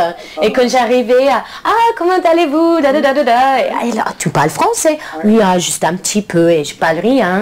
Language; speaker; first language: French; non-native, learner; English